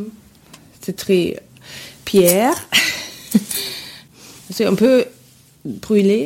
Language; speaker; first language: French; non-native, fluent; German